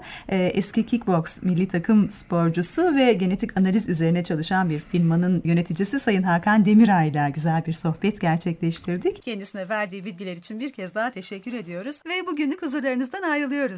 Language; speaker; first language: Turkish; native; Turkish